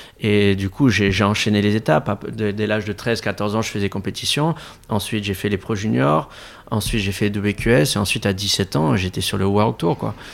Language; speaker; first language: French; native; French